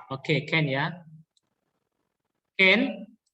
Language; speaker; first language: English; non-native, learner; Indonesian